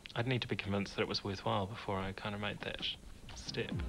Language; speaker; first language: English; native; English